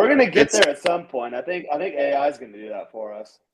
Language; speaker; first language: English; native; English